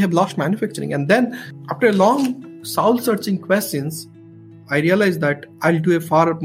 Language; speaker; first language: English; non-native, local second language; Odia